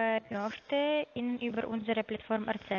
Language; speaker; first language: German; non-native, learner; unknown